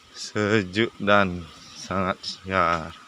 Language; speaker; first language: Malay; non-native, local second language; Balinese